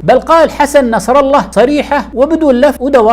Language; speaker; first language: Arabic; native; Arabic